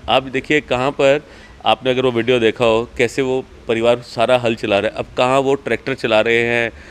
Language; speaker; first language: Hindi; native; Hindi